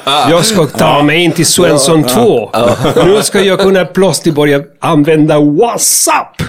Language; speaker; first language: Swedish; non-native, fluent; Spanish